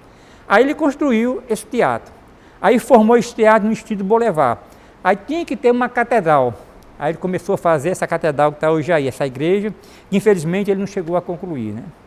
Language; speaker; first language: Portuguese; native; Portuguese